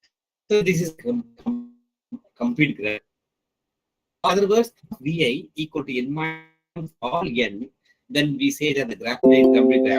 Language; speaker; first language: English; non-native, local second language; Tamil